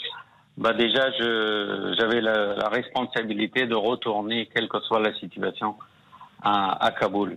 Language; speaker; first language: French; non-native, fluent; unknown